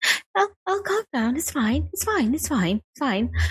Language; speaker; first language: English; native; English